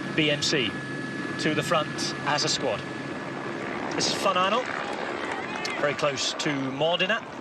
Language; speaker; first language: English; native; English